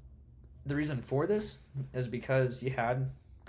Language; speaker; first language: English; native; English